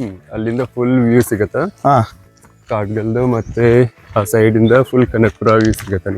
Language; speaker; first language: Kannada; non-native, local second language; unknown